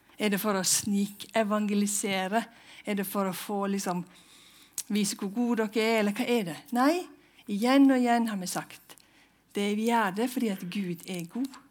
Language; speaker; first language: Norwegian; native; Norwegian